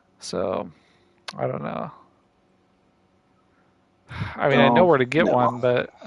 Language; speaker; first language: English; native; English